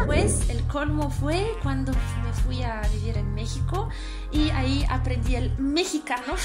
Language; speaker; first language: Spanish; non-native, fluent; Bulgarian